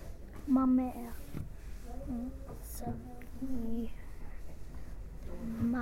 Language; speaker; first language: French; non-native, learner; English